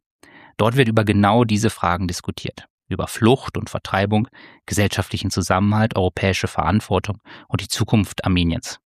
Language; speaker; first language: German; native; German